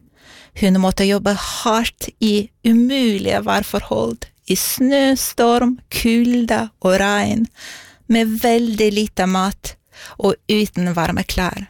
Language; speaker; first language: Norwegian; non-native, fluent; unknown